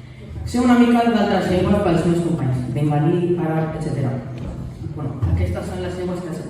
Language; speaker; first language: Catalan; early bilingual, other home language; Urdu